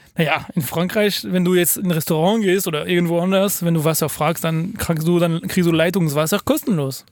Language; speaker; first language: German; non-native, fluent; French